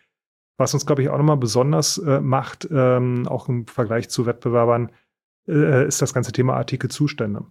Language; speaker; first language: German; native; German